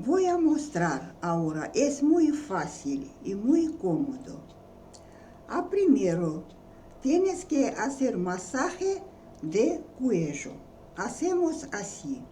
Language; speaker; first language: Spanish; non-native, learner; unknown